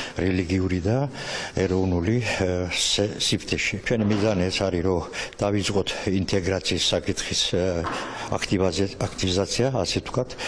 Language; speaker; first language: Georgian; non-native, local second language; Azerbaijani